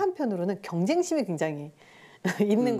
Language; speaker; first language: Korean; native; Korean